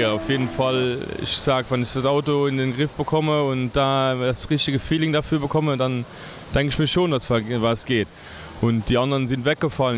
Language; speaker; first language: German; native; German